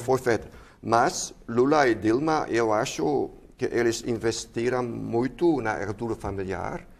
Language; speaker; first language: Portuguese; non-native, fluent; Dutch